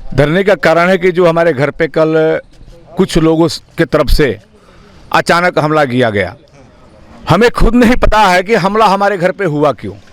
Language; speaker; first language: Hindi; native; Hindi